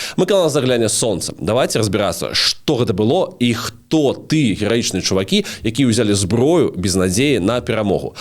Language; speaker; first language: Belarusian; non-native, local second language; Russian